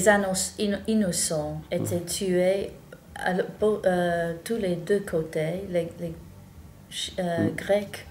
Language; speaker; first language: French; non-native, fluent; English